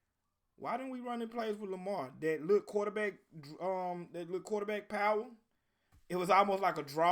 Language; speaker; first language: English; native; English